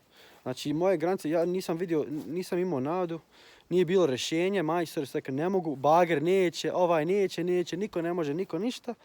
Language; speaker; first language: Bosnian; early bilingual, heritage; Croatian